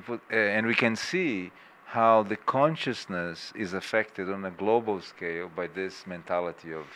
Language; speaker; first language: English; non-native, fluent; Portuguese